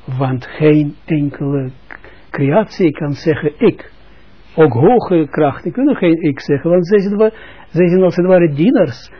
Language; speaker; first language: Dutch; non-native, fluent; Russian